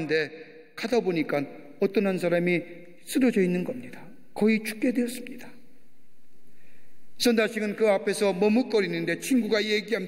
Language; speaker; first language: Korean; native; Korean